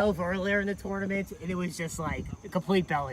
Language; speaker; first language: English; native; English